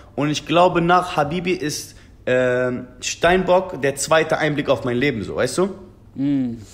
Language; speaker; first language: German; early bilingual, other home language; Persian